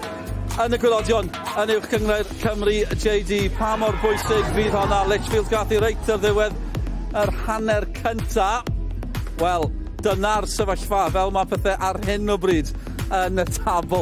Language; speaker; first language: Welsh; native; Welsh